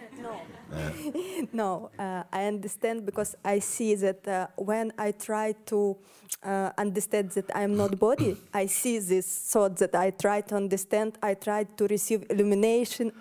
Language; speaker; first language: English; non-native, learner; Russian